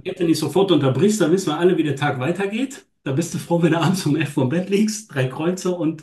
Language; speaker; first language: German; native; German